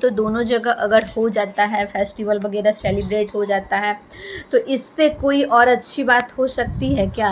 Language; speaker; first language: Hindi; non-native, local second language; Bhojpuri